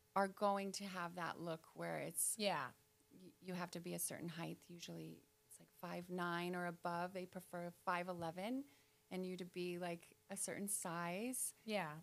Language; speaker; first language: English; native; English